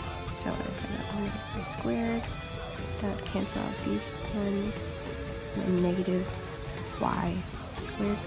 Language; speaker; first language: English; native; English